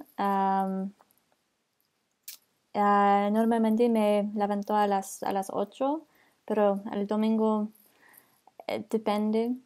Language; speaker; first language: Spanish; non-native, learner; English